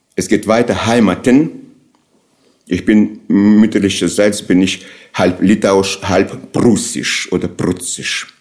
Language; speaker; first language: German; non-native, fluent; Russian